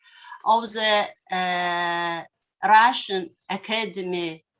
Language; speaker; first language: English; non-native, learner; Russian